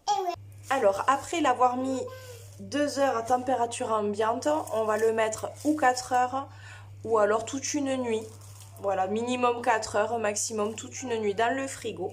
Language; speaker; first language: French; native; French